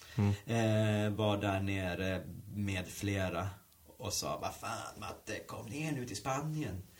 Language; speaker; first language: Swedish; native; Swedish